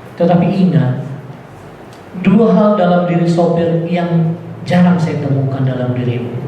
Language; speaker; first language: Indonesian; non-native, local second language; Batak Toba